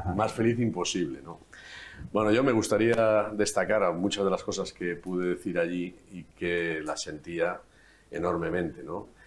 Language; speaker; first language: Spanish; native; Spanish